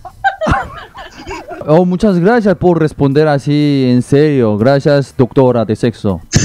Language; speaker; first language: Spanish; non-native, fluent; Korean